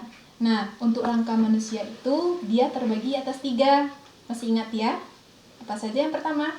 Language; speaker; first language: Indonesian; native; Indonesian